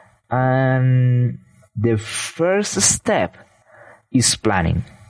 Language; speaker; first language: English; non-native, fluent; Spanish